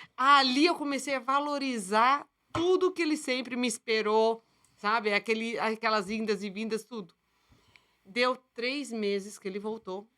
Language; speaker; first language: Portuguese; native; Portuguese